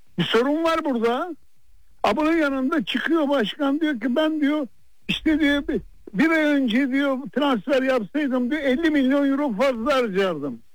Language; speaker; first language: Turkish; native; Turkish